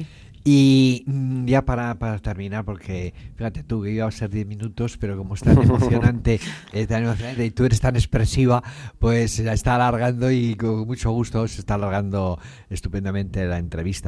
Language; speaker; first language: Spanish; native; Spanish